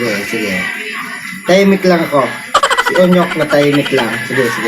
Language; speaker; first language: Filipino; non-native, local second language; Bikol